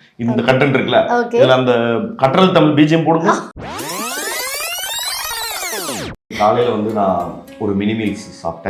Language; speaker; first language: Tamil; native; Tamil